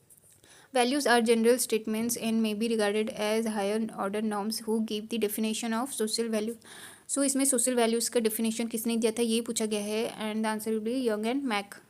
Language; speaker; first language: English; non-native, local second language; Hindi